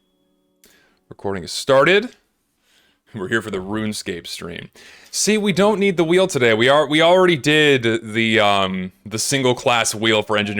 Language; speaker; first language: English; native; English